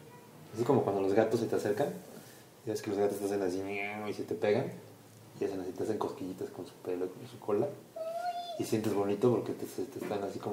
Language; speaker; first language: Spanish; native; Spanish